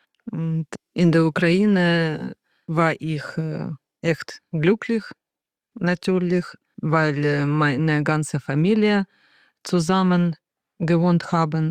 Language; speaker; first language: German; non-native, learner; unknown